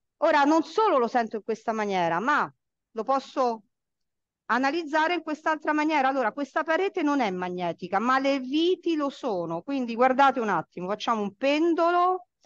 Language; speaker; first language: Italian; native; Italian